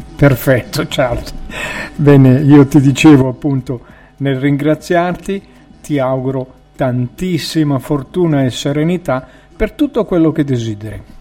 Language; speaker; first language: Italian; native; Italian